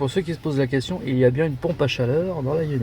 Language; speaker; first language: French; native; French